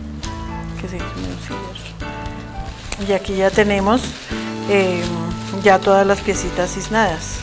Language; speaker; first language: Spanish; native; Spanish